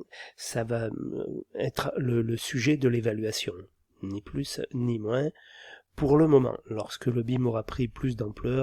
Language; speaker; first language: French; native; French